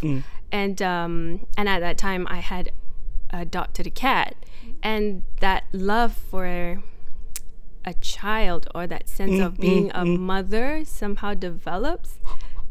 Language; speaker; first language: English; non-native, local second language; Malay